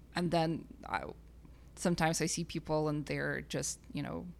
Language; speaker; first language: English; non-native, fluent; Russian